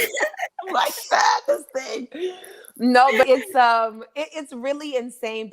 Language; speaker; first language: English; native; English